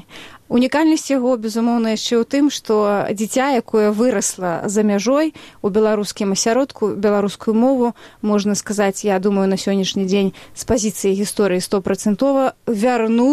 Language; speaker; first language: Belarusian; native; Belarusian